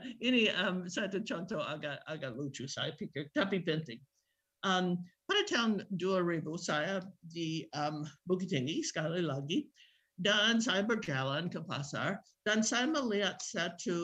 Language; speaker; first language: Indonesian; non-native, fluent; English